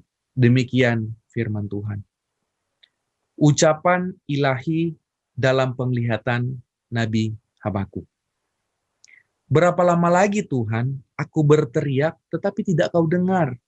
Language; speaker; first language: Indonesian; native; Indonesian